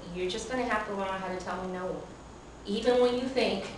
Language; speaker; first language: English; native; English